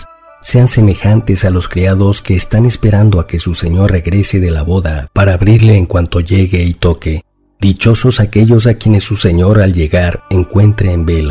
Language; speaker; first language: Spanish; native; Spanish